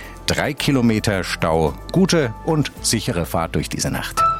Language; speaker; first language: German; native; German